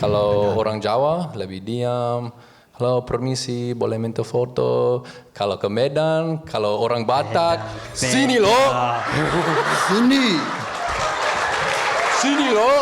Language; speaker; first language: Indonesian; non-native, learner; English